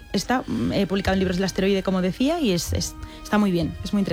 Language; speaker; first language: Spanish; native; Spanish